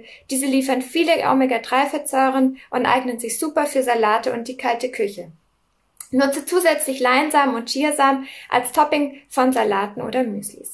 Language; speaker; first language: German; native; German